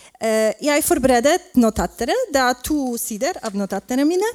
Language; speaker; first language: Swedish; non-native, learner; Polish